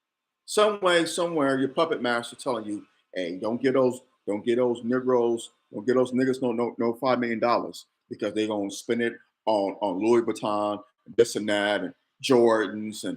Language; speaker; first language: English; native; English